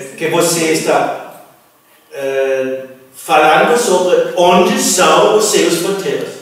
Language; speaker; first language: Portuguese; non-native, fluent; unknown